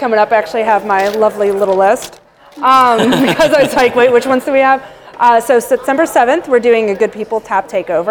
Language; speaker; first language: English; native; English